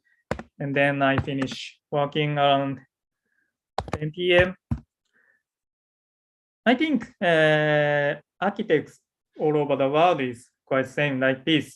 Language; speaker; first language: English; non-native, learner; Japanese